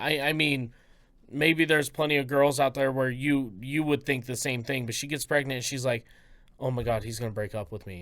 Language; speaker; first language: English; native; English